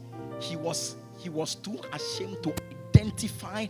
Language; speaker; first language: English; non-native, local second language; Ga